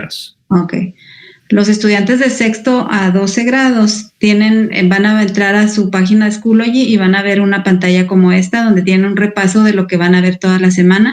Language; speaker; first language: Spanish; native; Spanish